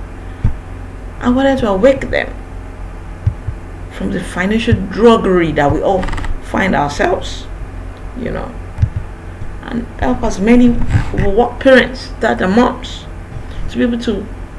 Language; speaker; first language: English; non-native, local second language; Yoruba